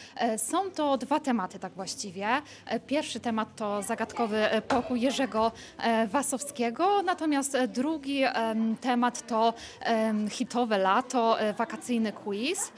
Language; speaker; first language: Polish; native; Polish